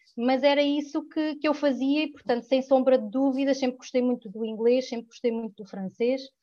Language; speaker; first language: Portuguese; early bilingual, other home language; French